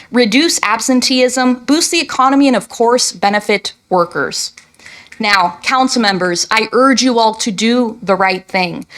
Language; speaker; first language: English; native; English